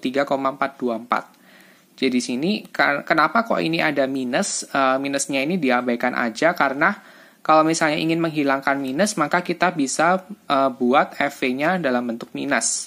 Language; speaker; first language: Indonesian; native; Indonesian